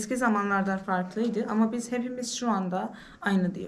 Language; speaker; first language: Turkish; non-native, fluent; Persian